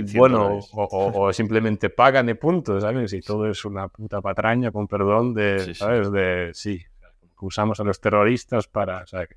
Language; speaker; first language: Spanish; non-native, fluent; Russian